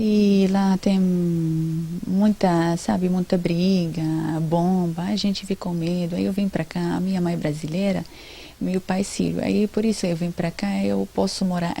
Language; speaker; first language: Portuguese; non-native, learner; Arabic